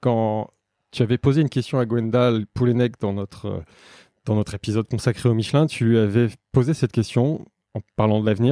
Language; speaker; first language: French; native; French